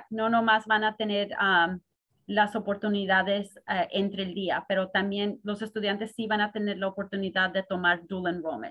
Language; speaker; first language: Spanish; early bilingual, heritage; Spanish